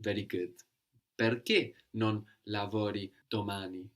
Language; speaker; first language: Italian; non-native, fluent; English